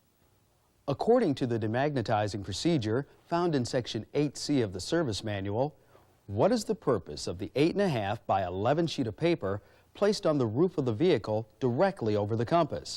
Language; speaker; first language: English; native; English